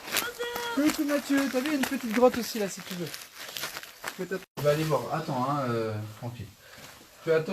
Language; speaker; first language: French; native; French